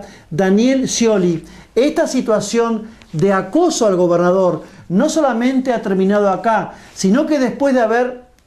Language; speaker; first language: Spanish; native; Spanish